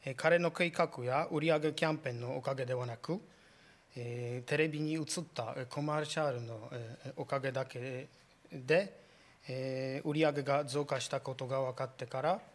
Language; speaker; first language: Japanese; non-native, fluent; Polish